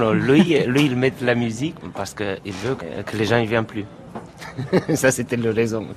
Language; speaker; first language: French; non-native, fluent; Romanian